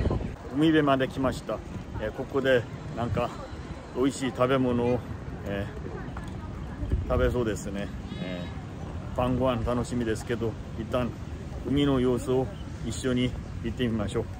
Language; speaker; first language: Japanese; non-native, fluent; Korean